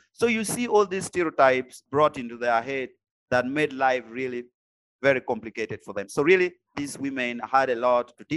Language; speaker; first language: English; non-native, local second language; Acoli